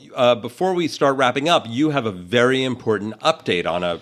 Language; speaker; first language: English; native; English